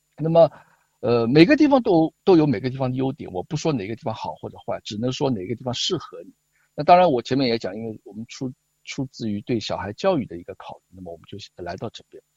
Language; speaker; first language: Chinese; native; Chinese